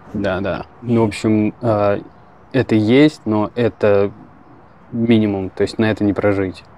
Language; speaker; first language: Russian; native; Russian